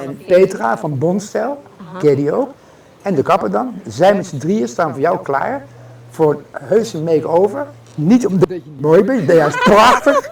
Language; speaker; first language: Dutch; native; Dutch